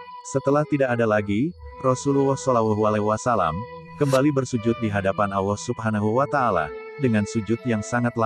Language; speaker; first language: Indonesian; native; Indonesian